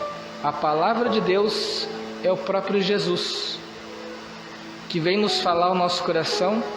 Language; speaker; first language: Portuguese; native; Portuguese